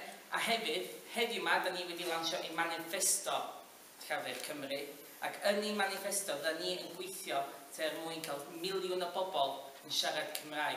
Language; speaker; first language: Welsh; native; Welsh